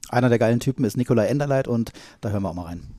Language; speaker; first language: German; native; German